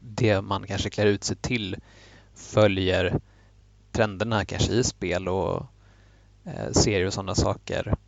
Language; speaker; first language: Swedish; native; Swedish